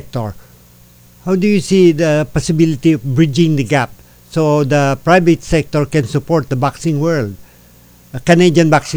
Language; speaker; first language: English; non-native, local second language; Filipino